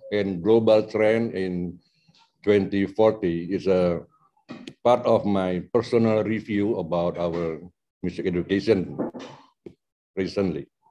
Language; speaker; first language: English; non-native, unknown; Indonesian